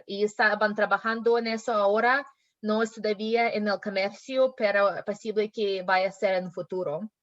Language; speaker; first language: Spanish; non-native, learner; English